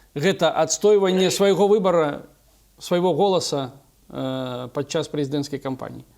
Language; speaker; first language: Belarusian; non-native, local second language; Russian